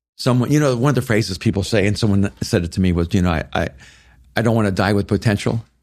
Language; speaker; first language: English; early bilingual, other home language; Spanish